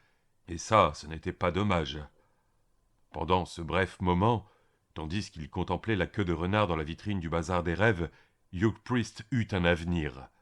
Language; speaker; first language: French; native; French